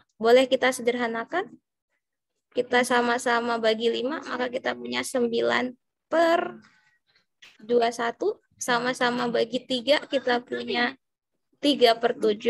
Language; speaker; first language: Indonesian; native; Indonesian